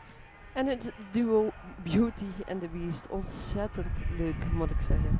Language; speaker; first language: Dutch; native; Dutch